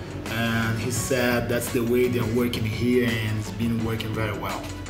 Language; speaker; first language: English; non-native, fluent; Portuguese